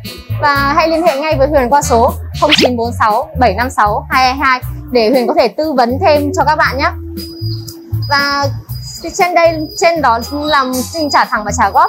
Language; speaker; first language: Vietnamese; native; Vietnamese